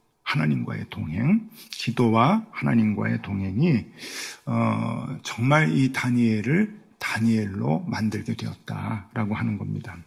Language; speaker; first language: Korean; native; Korean